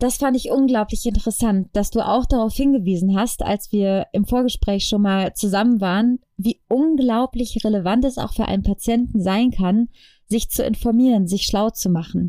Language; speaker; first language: German; native; German